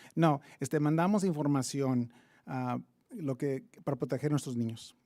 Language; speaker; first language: Spanish; early bilingual, heritage; Spanish